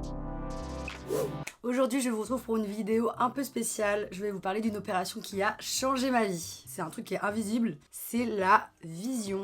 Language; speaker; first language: French; native; French